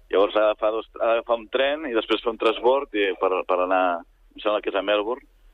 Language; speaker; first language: Catalan; native; Catalan